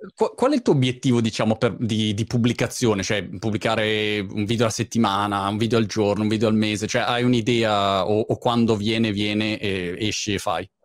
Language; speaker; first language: Italian; native; Italian